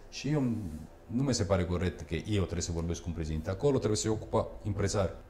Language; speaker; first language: Romanian; early bilingual, heritage; Romanian